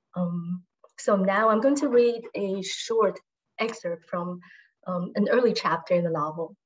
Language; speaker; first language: English; non-native, fluent; Chinese